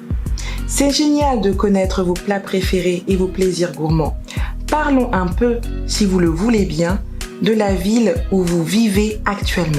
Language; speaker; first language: French; non-native, fluent; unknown